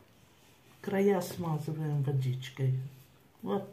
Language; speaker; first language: Russian; native; Russian